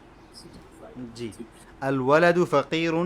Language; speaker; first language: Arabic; non-native, fluent; Bangla